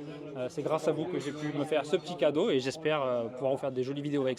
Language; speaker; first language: French; native; French